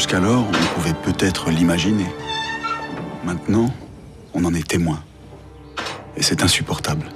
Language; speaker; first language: French; native; French